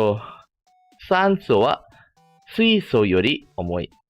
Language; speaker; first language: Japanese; non-native, fluent; Malay